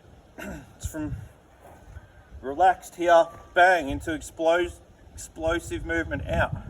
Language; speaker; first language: English; native; English